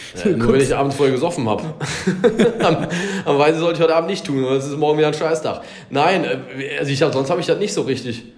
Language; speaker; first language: German; native; German